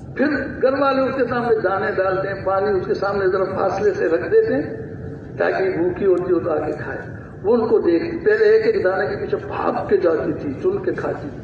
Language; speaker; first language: Urdu; non-native, local second language; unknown